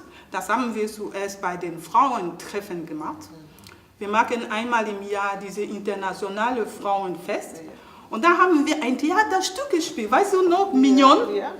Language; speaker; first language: German; non-native, fluent; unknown